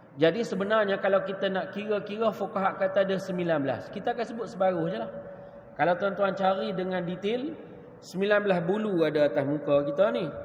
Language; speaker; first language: Malay; native; Malay